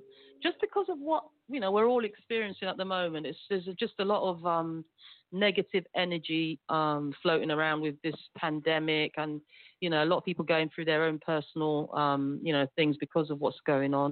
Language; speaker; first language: English; early bilingual, other home language; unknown